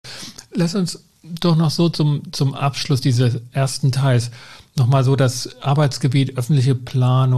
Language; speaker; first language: German; native; German